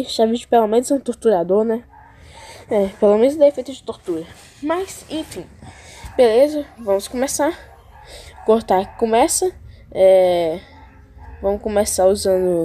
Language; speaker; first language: Portuguese; native; Portuguese